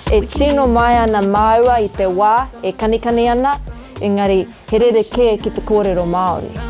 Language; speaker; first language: Māori; non-native, local second language; English